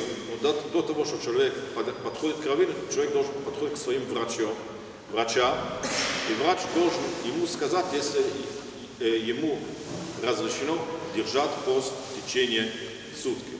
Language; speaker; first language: Russian; non-native, fluent; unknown